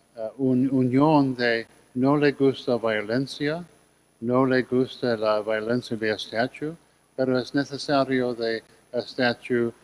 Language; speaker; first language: Spanish; non-native, learner; English